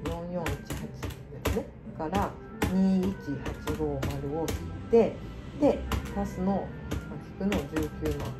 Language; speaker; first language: Japanese; native; Japanese